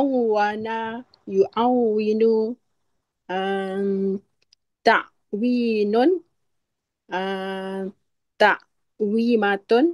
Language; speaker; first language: Arabic; non-native, learner; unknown